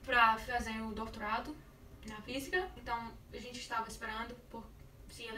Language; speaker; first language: Portuguese; non-native, learner; English